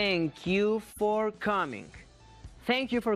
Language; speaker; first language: English; non-native, fluent; Spanish